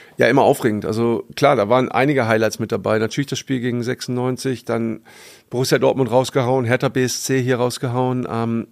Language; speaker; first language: German; native; German